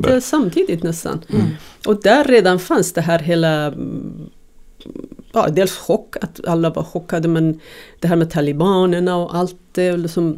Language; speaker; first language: Swedish; non-native, fluent; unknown